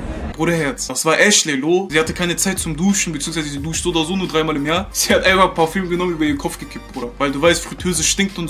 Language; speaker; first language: German; native; German